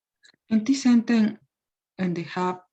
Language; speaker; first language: English; non-native, learner; Spanish